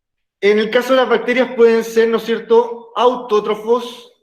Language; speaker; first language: Spanish; native; Spanish